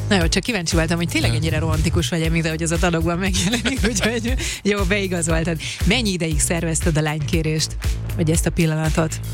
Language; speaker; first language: Hungarian; native; Hungarian